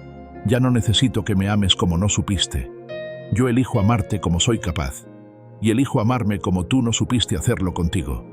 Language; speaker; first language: Spanish; native; Spanish